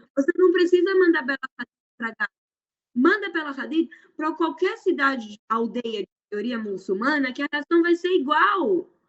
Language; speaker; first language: Portuguese; native; Portuguese